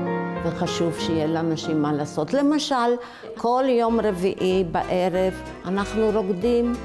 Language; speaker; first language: Hebrew; early bilingual, other home language; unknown